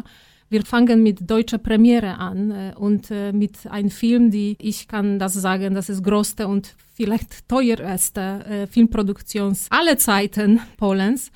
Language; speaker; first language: German; non-native, fluent; Polish